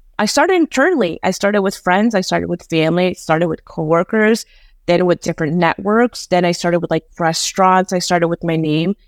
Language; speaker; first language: English; early bilingual, other home language; Persian